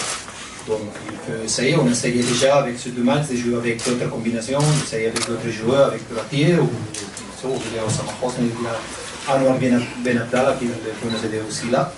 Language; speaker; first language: French; non-native, fluent; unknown